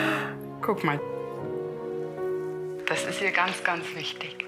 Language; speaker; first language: German; native; German